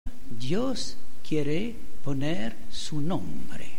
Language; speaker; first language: Spanish; non-native, fluent; French